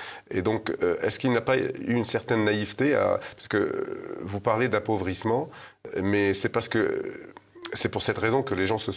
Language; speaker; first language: French; native; French